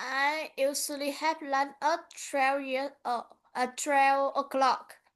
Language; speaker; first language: English; non-native, learner; Vietnamese